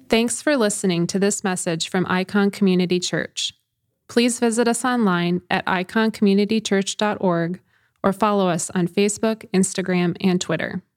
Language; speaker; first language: English; native; English